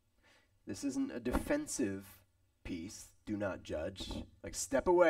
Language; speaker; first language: English; native; English